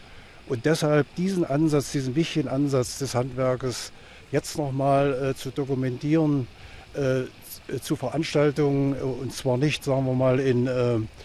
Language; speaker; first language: German; native; German